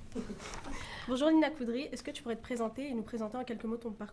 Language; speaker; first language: French; native; French